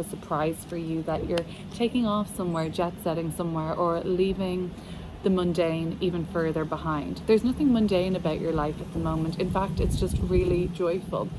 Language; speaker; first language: English; native; English